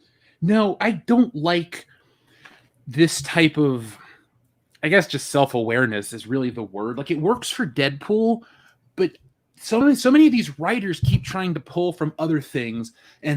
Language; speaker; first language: English; native; English